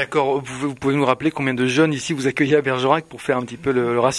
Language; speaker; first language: French; native; French